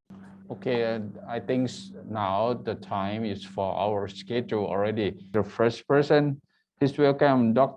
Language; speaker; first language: English; non-native, learner; Thai